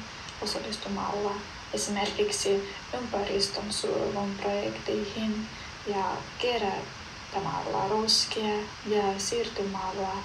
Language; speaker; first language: Finnish; non-native, learner; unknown